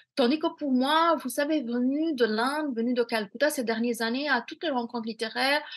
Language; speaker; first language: French; non-native, fluent; Bangla